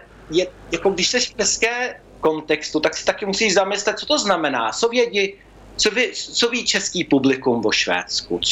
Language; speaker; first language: Czech; early bilingual, heritage; Czech